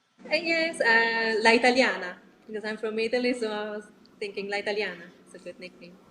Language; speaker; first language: English; non-native, learner; Italian